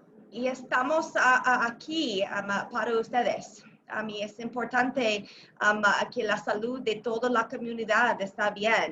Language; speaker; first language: Spanish; non-native, learner; English